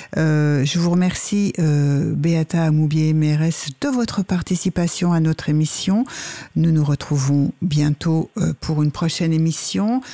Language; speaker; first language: French; native; French